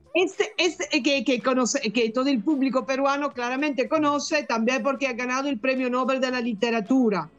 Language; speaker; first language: Spanish; non-native, fluent; Italian